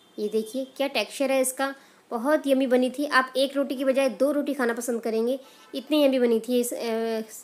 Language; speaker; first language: Hindi; native; Hindi